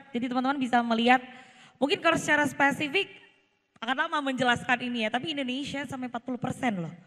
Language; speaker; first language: Indonesian; native; Indonesian